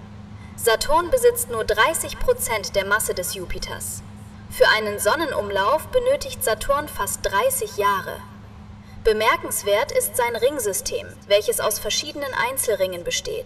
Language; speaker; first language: German; native; German